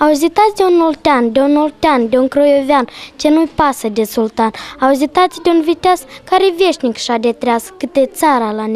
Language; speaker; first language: Romanian; non-native, local second language; Russian